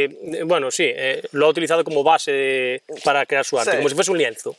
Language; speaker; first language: Spanish; native; Spanish